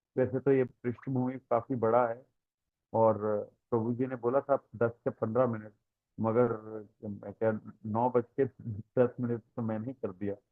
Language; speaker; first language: Hindi; non-native, local second language; Tamil